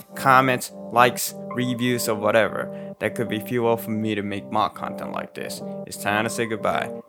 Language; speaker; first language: English; non-native, fluent; Japanese